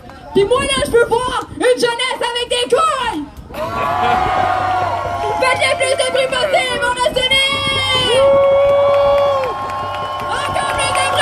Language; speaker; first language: French; native; French